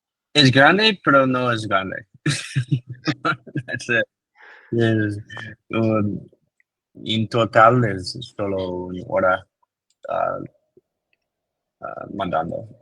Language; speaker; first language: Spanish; non-native, learner; English